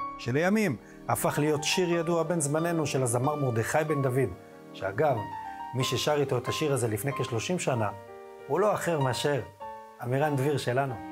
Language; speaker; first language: Hebrew; native; Hebrew